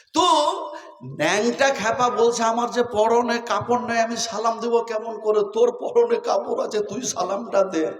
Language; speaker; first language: Bangla; non-native, local second language; Urdu